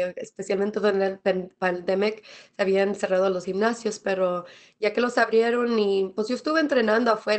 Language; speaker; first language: Spanish; early bilingual, other home language; English